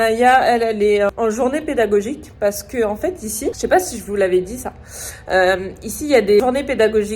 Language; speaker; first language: French; native; French